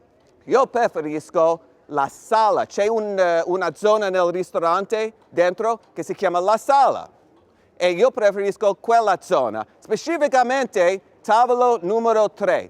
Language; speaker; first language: Italian; non-native, fluent; English